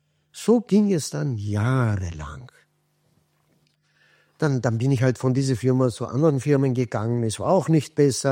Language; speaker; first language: German; non-native, fluent; Kurdish